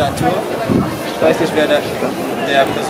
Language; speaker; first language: German; non-native, learner; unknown